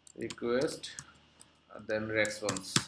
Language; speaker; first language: English; non-native, local second language; Bangla